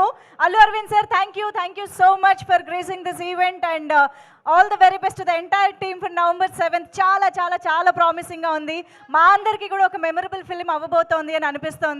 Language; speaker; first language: Telugu; native; Telugu